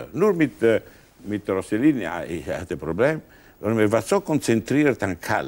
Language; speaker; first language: German; non-native, learner; Italian